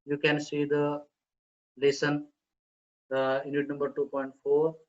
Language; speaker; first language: English; non-native, local second language; Marathi